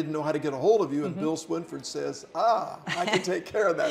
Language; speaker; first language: English; native; English